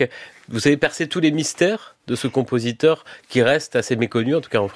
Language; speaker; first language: French; native; French